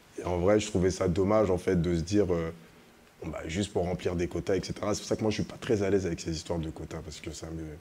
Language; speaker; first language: French; early bilingual, other home language; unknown